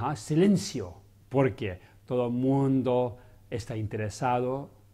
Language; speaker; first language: Spanish; non-native, learner; Chinese